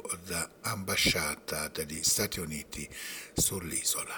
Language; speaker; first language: Italian; non-native, fluent; Persian